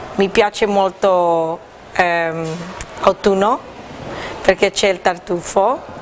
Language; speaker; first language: Italian; non-native, learner; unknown